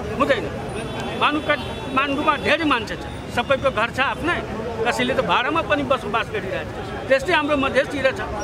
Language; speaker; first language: Nepali; non-native, local second language; Maithili